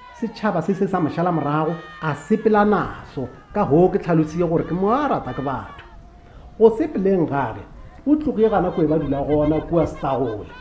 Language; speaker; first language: Northern Sotho; native; Northern Sotho